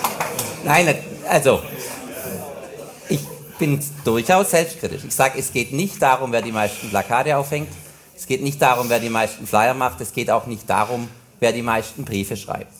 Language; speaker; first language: German; native; German